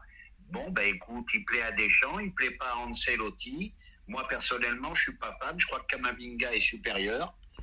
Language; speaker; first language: French; native; French